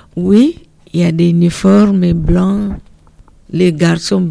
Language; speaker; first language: French; non-native, learner; Portuguese